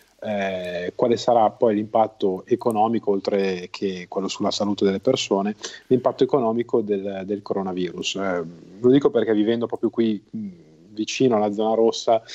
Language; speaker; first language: Italian; native; Italian